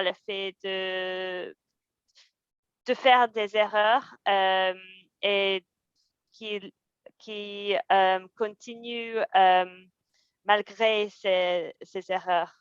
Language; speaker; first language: French; non-native, fluent; English